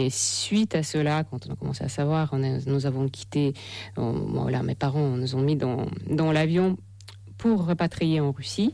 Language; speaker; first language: French; non-native, fluent; Russian